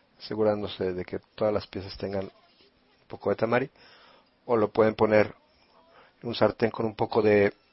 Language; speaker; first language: Spanish; non-native, fluent; Italian